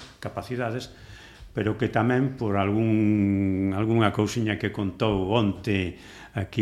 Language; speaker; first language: Galician; native; Galician